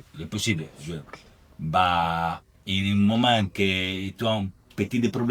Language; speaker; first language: French; non-native, learner; Italian